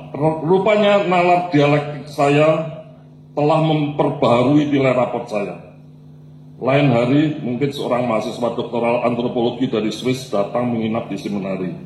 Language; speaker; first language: Indonesian; non-native, local second language; Javanese